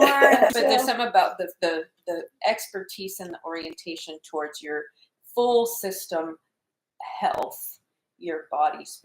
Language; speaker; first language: English; native; English